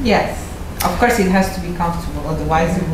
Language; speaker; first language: English; non-native, local second language; Portuguese